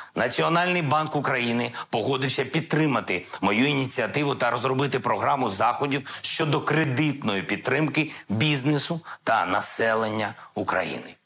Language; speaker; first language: Ukrainian; non-native, local second language; Russian